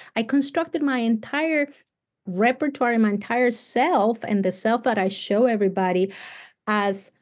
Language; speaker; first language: English; non-native, fluent; Spanish